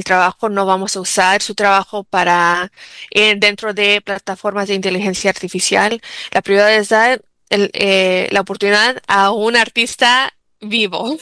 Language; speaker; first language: Spanish; early bilingual, heritage; English